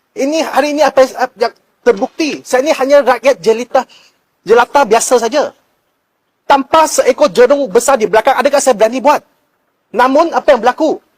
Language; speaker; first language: Malay; non-native, local second language; Chinese